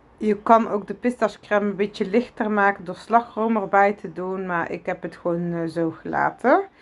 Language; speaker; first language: Dutch; early bilingual, other home language; Arabic